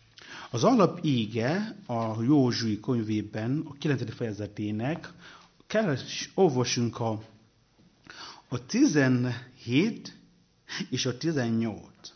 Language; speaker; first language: Hungarian; non-native, learner; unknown